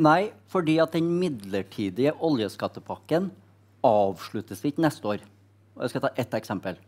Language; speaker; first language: Norwegian; native; Norwegian